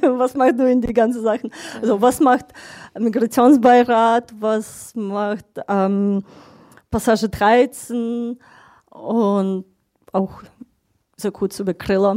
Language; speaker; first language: German; non-native, fluent; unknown